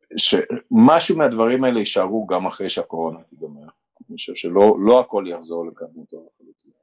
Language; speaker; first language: Hebrew; early bilingual, other home language; Romanian